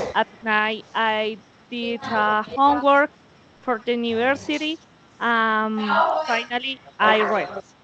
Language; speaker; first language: English; non-native, learner; Spanish